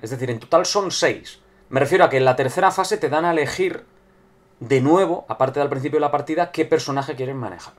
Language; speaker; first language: Spanish; native; Spanish